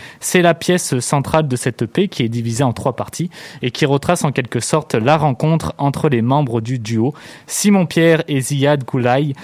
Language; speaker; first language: French; native; French